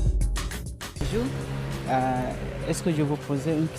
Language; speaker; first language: French; non-native, learner; Arabic